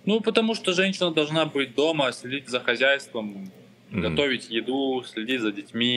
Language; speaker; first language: Russian; non-native, local second language; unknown